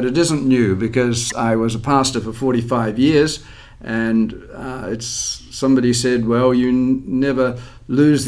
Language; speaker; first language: English; native; English